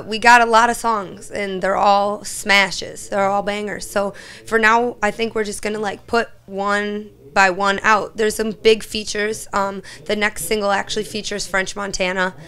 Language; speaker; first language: English; native; English